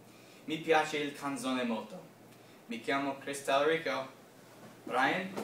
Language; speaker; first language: Italian; non-native, learner; English